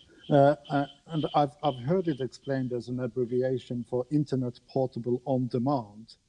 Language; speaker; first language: English; non-native, fluent; Norwegian